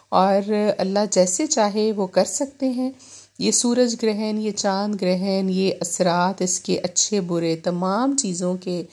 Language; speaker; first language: Urdu; native; Urdu